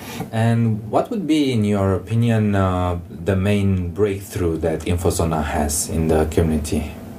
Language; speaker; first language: English; non-native, fluent; Romanian